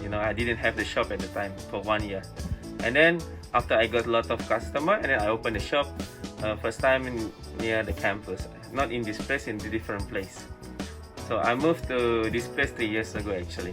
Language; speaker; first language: English; non-native, fluent; Indonesian